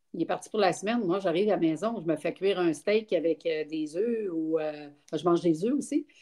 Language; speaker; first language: French; native; French